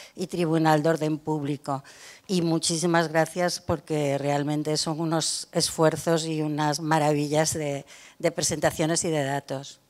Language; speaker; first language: Spanish; native; Spanish